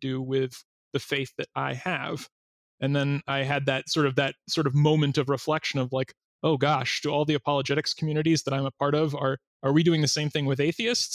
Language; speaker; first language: English; native; English